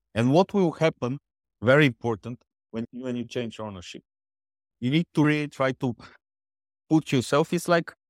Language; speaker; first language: English; non-native, fluent; Bulgarian